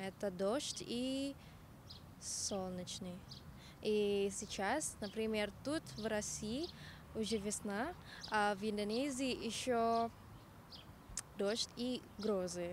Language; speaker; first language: Russian; non-native, learner; Indonesian